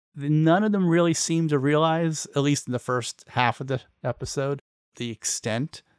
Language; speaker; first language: English; native; English